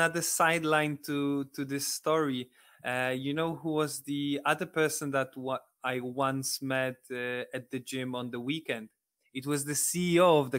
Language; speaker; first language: English; non-native, fluent; Polish